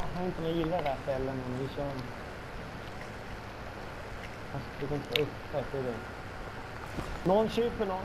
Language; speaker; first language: Swedish; native; Swedish